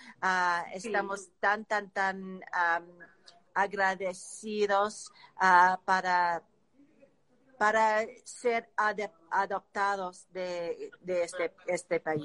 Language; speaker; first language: Spanish; non-native, learner; English